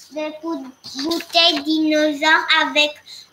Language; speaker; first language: French; non-native, learner; Thai